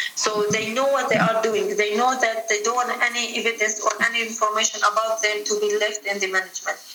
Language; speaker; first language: English; non-native, fluent; Arabic